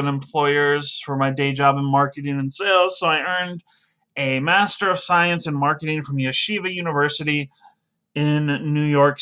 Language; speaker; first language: English; native; English